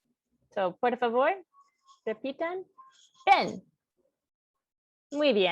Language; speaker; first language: Spanish; non-native, fluent; English